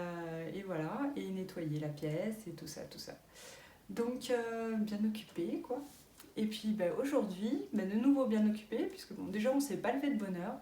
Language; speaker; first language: French; native; French